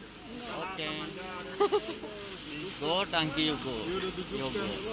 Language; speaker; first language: English; non-native, learner; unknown